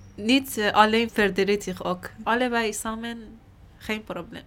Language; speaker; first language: Dutch; non-native, learner; Persian